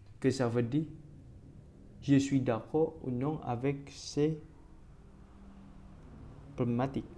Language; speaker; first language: French; non-native, learner; Indonesian